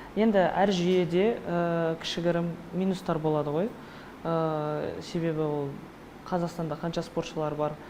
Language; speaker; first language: Kazakh; non-native, local second language; Russian